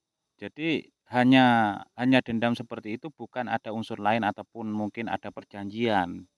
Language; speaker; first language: Indonesian; native; Indonesian